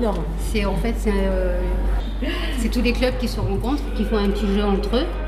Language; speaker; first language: French; native; French